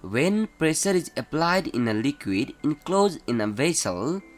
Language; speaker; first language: English; non-native, local second language; Nepali